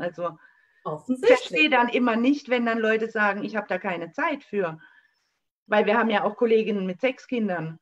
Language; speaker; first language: German; native; German